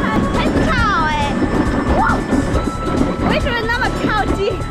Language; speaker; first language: Chinese; early bilingual, heritage; English